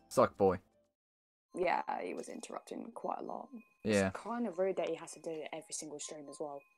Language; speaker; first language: English; native; English